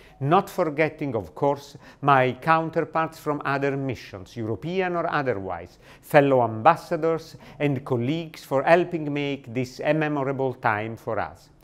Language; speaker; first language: English; non-native, fluent; Italian